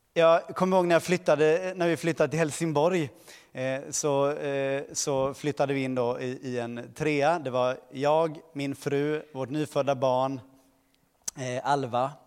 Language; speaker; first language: Swedish; early bilingual, other home language; Portuguese